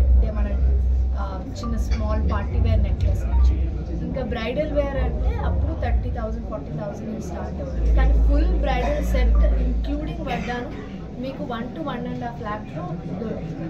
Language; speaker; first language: Telugu; native; Telugu